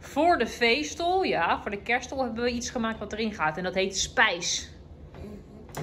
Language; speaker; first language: Dutch; native; Dutch